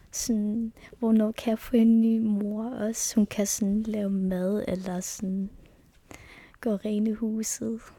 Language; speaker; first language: Danish; non-native, local second language; Kalaallisut